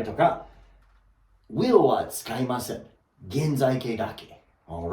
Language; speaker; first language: Japanese; non-native, learner; English